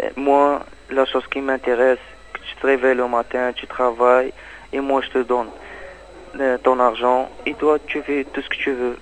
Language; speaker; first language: French; non-native, learner; Arabic